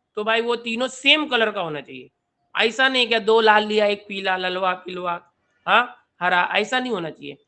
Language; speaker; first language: Hindi; non-native, local second language; Marathi